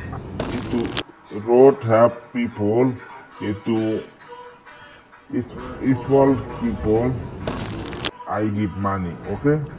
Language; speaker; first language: English; non-native, learner; Bangla